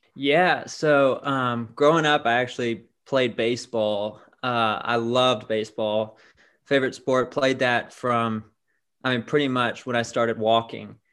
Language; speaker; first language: English; native; English